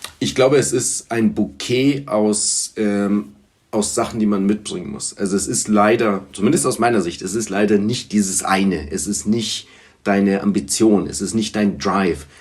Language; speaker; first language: German; early bilingual, other home language; Bulgarian